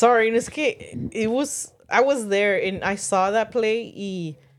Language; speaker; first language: English; early bilingual, other home language; Spanish